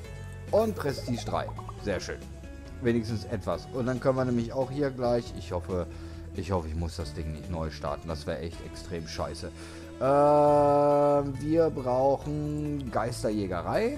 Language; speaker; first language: German; native; German